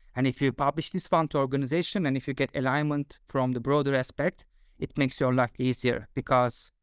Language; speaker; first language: English; non-native, fluent; Turkish